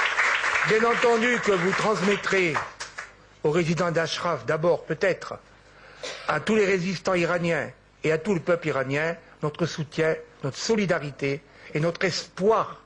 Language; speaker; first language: French; native; French